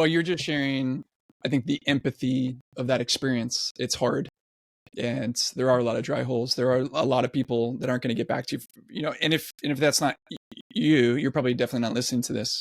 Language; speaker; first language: English; native; English